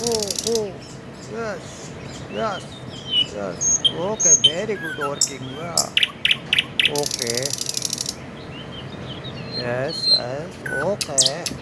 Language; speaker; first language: English; non-native, learner; Nepali